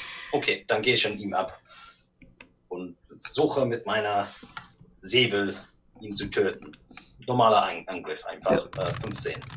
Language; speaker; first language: German; non-native, learner; English